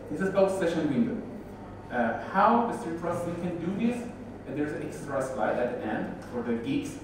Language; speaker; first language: English; non-native, fluent; Persian